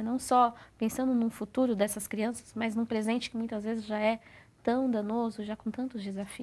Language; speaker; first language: Portuguese; native; Portuguese